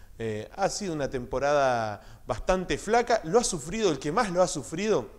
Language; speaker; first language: Spanish; native; Spanish